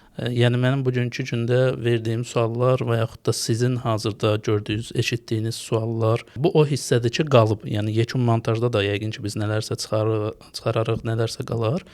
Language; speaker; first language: Azerbaijani; native; Azerbaijani